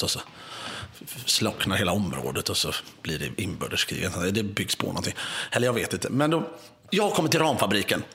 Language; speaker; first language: Swedish; native; Swedish